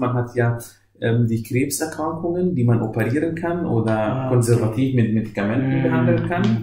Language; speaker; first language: German; non-native, fluent; Arabic